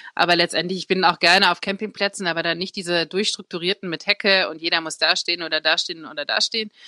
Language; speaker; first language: German; native; German